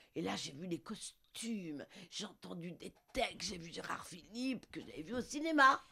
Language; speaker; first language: French; non-native, local second language; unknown